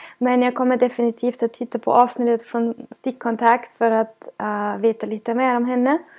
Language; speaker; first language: Swedish; non-native, fluent; German